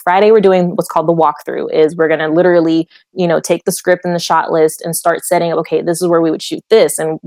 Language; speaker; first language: English; native; English